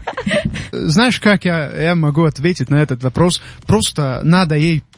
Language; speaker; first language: Russian; non-native, local second language; Tajik